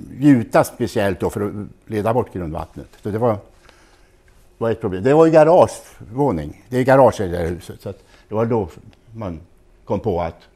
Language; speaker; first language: Swedish; native; Swedish